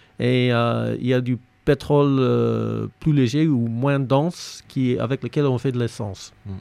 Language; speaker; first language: French; non-native, fluent; English